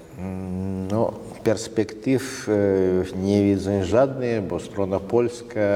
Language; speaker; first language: Polish; non-native, fluent; Russian